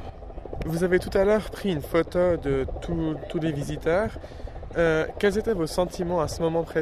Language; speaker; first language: French; non-native, local second language; German